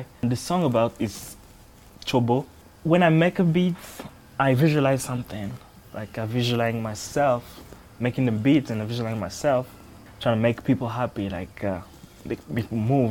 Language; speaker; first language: English; non-native, learner; French